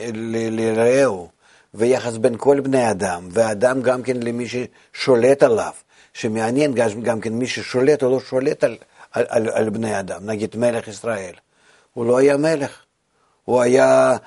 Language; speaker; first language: Hebrew; non-native, fluent; Russian